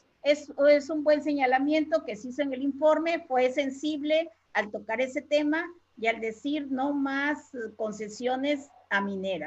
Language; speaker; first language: Spanish; native; Spanish